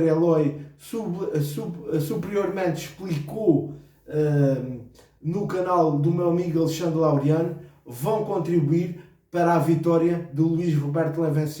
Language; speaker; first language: Portuguese; native; Portuguese